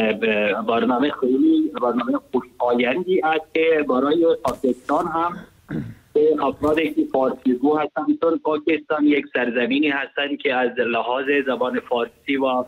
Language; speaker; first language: Persian; non-native, learner; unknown